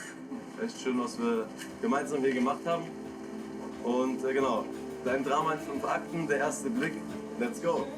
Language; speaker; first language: German; native; German